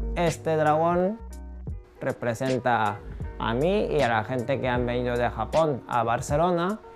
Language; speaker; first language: Spanish; non-native, fluent; Japanese